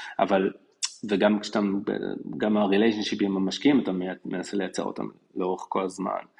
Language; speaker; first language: Hebrew; native; Hebrew